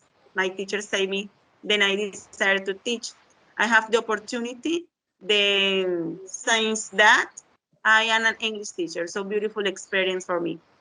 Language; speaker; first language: English; non-native, learner; Spanish